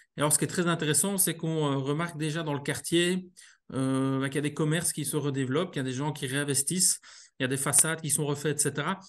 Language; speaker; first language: French; native; French